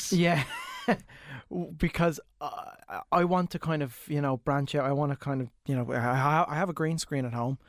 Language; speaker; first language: English; native; English